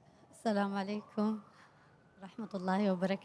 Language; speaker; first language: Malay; non-native, learner; Arabic